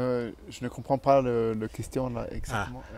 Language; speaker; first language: French; non-native, learner; Swedish